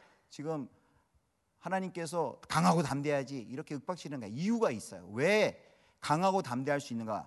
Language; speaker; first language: Korean; native; Korean